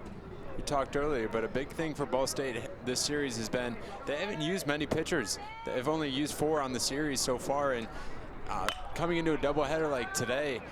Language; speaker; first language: English; native; English